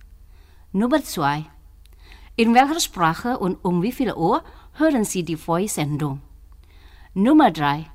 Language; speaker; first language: German; non-native, fluent; Indonesian